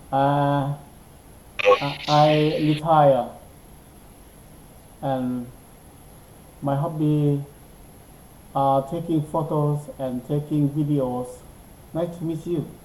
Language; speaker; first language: English; non-native, learner; Thai